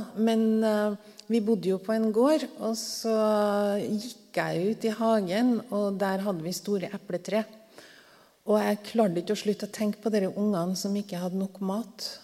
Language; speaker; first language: Norwegian; native; Norwegian